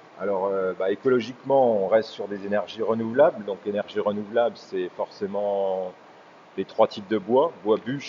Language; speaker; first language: French; native; French